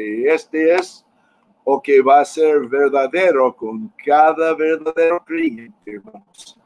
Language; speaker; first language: Spanish; non-native, fluent; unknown